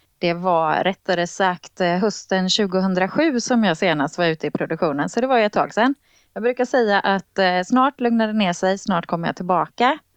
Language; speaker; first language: Swedish; native; Swedish